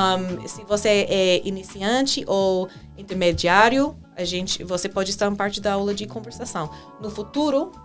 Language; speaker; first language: Portuguese; non-native, fluent; English